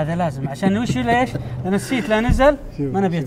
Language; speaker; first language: Arabic; native; Arabic